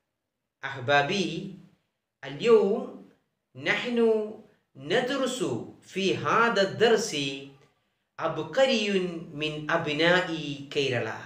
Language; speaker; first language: Arabic; non-native, fluent; Malayalam